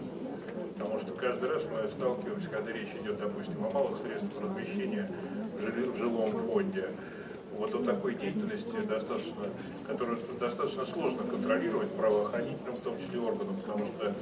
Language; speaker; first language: Russian; native; Russian